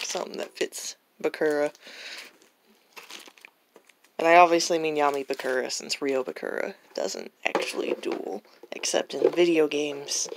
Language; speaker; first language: English; native; English